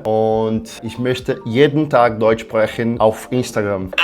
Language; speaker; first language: German; non-native, learner; Portuguese